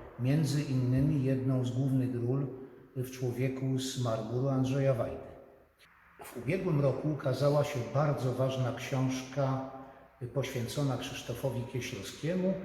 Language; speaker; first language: Polish; native; Polish